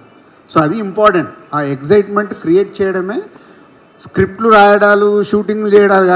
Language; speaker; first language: Telugu; native; Telugu